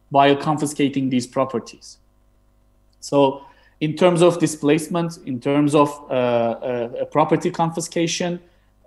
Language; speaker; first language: English; non-native, fluent; Turkish